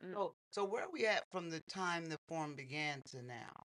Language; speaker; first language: English; native; English